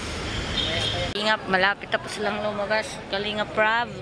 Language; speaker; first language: Filipino; non-native, local second language; Cebuano